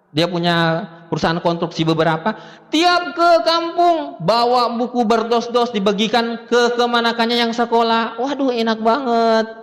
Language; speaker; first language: Indonesian; native; Indonesian